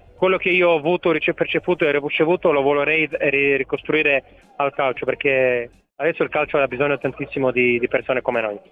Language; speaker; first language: Italian; non-native, fluent; Bulgarian